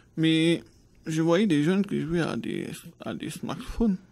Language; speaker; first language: French; native; French